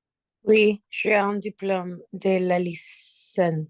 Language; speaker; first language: French; non-native, learner; Spanish